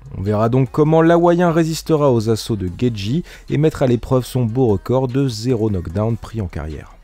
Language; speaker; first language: French; native; French